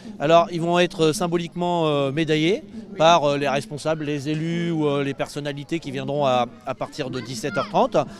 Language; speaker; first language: French; native; French